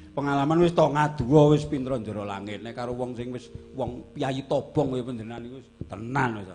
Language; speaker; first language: Javanese; native; Javanese